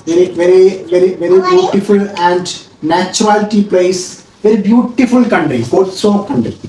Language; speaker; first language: English; non-native, local second language; Malayalam